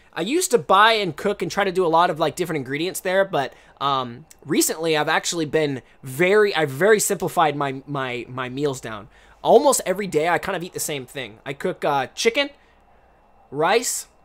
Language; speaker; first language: English; native; English